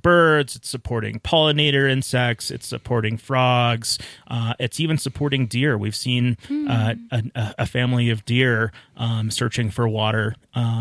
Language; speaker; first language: English; native; English